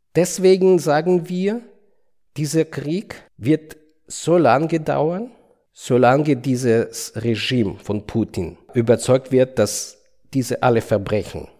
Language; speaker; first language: German; non-native, fluent; Ukrainian